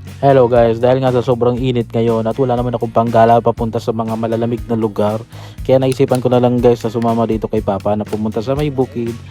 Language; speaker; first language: Filipino; non-native, local second language; Bikol